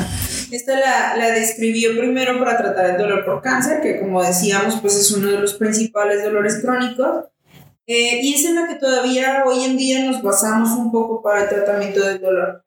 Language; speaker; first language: Spanish; native; Spanish